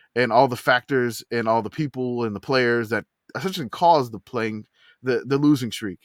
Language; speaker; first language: English; native; English